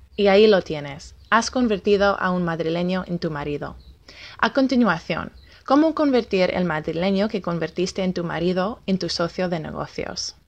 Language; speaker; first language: Spanish; non-native, fluent; English